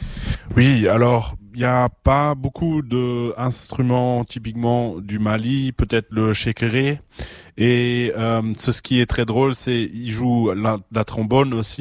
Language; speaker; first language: French; non-native, fluent; German